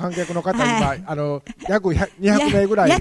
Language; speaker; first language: Japanese; native; Japanese